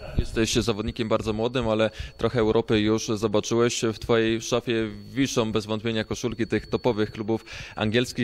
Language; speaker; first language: Polish; native; Polish